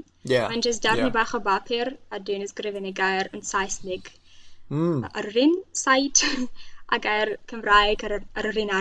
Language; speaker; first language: Welsh; non-native, learner; Russian